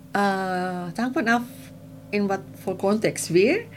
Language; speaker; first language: Dutch; non-native, fluent; Filipino